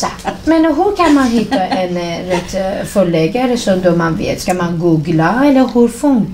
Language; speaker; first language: Swedish; non-native, fluent; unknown